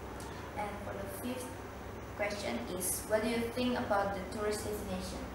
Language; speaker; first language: English; non-native, learner; Indonesian